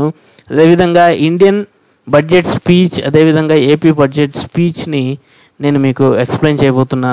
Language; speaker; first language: Telugu; native; Telugu